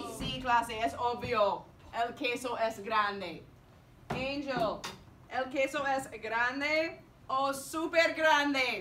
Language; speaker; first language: Spanish; non-native, fluent; English